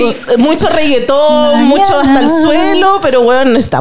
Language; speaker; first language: Spanish; native; Spanish